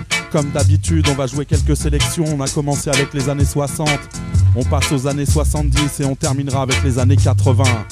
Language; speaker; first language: French; native; French